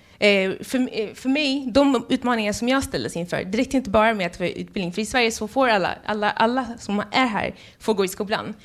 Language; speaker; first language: Swedish; early bilingual, other home language; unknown